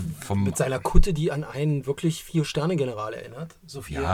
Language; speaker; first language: German; native; German